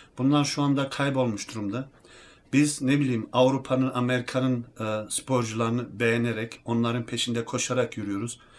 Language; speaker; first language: Turkish; early bilingual, heritage; Turkish